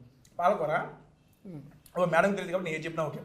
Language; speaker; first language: Telugu; native; Telugu